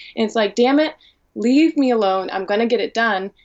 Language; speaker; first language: English; native; English